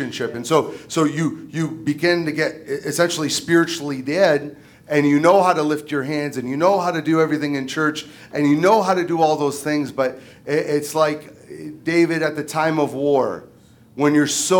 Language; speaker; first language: English; native; English